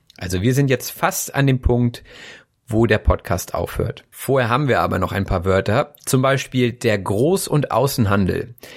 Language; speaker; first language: German; native; German